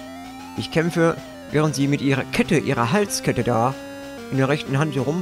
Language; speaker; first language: German; native; German